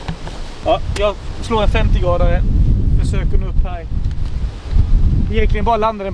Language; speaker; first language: Swedish; native; Swedish